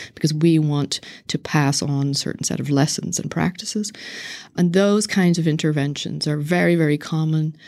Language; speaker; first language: English; native; English